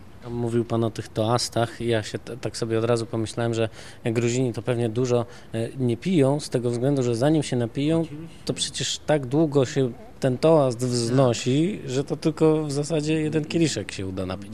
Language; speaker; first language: Polish; native; Polish